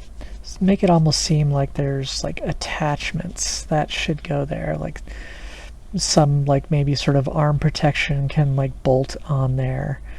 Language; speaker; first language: English; native; English